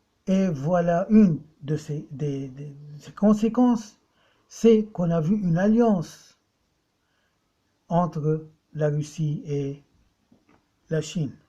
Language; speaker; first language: French; non-native, local second language; Arabic